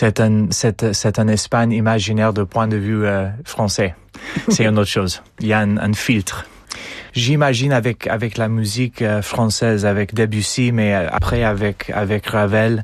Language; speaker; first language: French; non-native, fluent; English